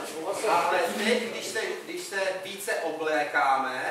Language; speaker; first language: Russian; non-native, learner; Czech